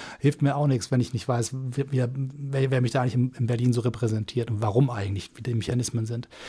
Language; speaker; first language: German; non-native, fluent; English